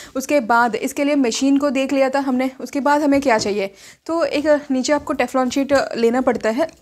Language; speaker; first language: Hindi; non-native, local second language; Telugu